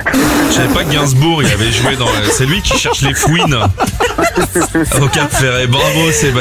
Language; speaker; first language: French; native; French